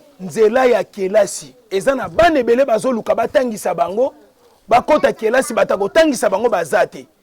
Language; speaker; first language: Lingala; native; Lingala